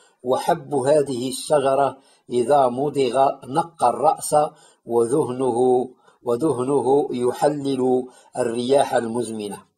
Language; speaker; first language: Arabic; native; Arabic